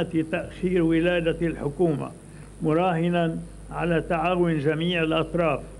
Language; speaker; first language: Arabic; native; Arabic